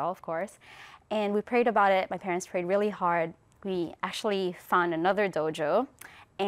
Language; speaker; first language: English; non-native, local second language; Filipino